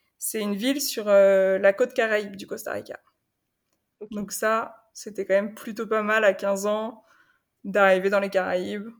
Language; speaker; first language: French; native; French